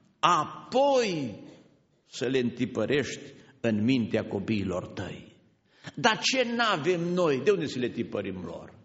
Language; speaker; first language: Romanian; native; Romanian